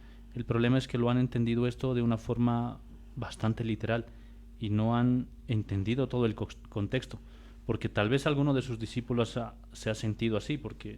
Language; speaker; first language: Spanish; native; Spanish